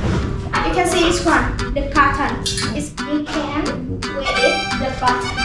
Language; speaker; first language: English; non-native, learner; Vietnamese